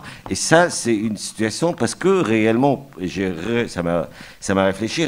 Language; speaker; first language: French; non-native, fluent; Arabic